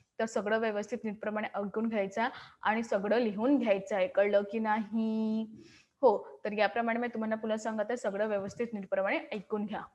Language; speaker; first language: Marathi; non-native, local second language; Hindi